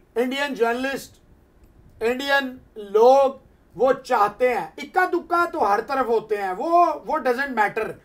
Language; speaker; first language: Urdu; native; Urdu